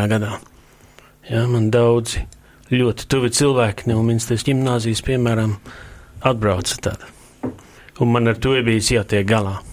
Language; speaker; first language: Latvian; early bilingual, heritage; Latvian